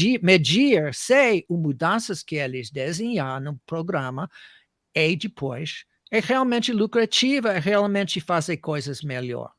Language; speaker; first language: Portuguese; non-native, fluent; English